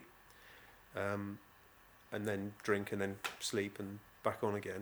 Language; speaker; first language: English; native; English